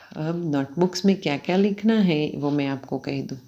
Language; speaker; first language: Hindi; non-native, local second language; Gujarati